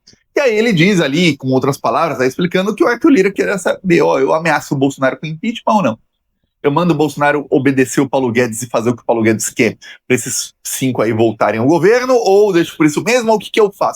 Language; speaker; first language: Portuguese; native; Portuguese